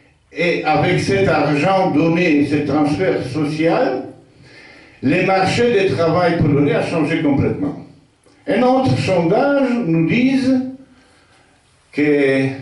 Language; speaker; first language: French; non-native, fluent; Polish